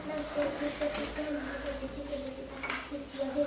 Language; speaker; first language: French; native; French